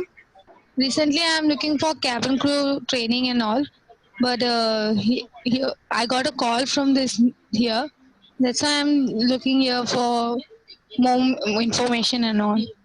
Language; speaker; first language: English; non-native, learner; Hindi